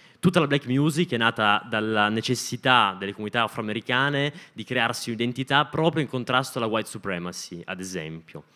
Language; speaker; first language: Italian; native; Italian